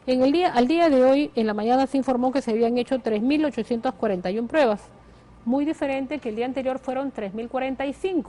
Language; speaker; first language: Spanish; native; Spanish